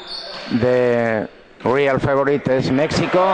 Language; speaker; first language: English; non-native, learner; Spanish